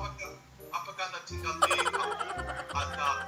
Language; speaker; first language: Indonesian; non-native, learner; English